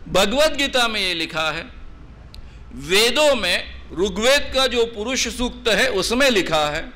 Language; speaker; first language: Hindi; non-native, local second language; Marathi